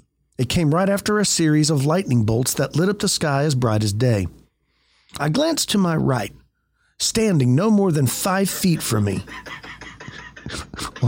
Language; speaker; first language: English; native; English